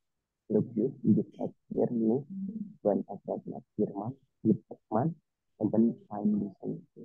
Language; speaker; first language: German; non-native, learner; Indonesian